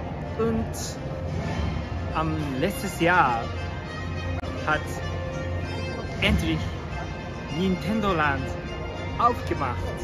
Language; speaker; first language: German; non-native, learner; Japanese